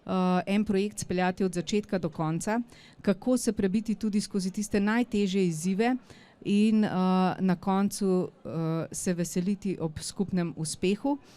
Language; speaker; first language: Slovenian; native; Slovenian